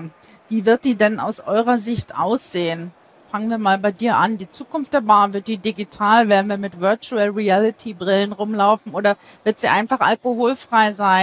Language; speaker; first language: German; native; German